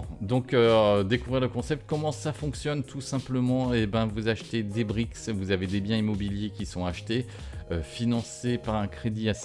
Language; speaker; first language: French; native; French